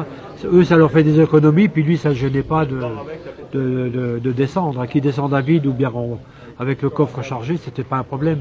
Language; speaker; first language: French; native; French